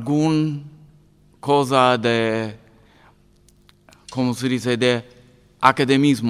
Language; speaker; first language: Spanish; non-native, learner; English